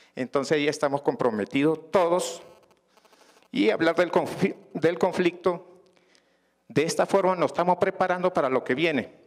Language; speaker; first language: Spanish; non-native, local second language; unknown